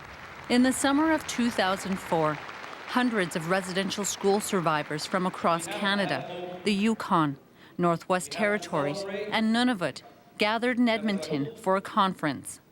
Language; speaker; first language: English; native; English